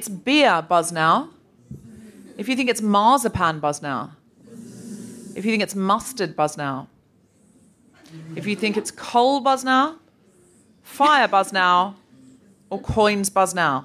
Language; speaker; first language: English; native; English